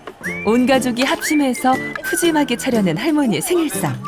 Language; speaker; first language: Korean; native; Korean